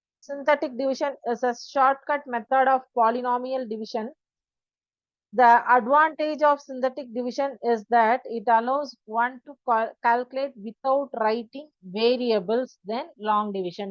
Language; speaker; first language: English; non-native, local second language; Tamil